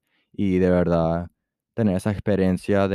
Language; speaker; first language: Spanish; early bilingual, heritage; Spanish